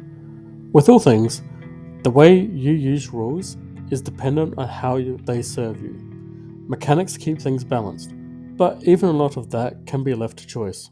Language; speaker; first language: English; native; English